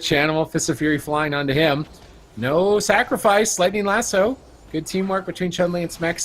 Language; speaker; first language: English; native; English